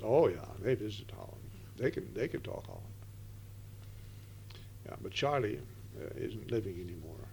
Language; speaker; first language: English; early bilingual, other home language; Dutch